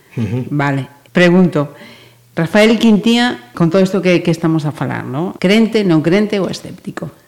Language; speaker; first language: Galician; native; Galician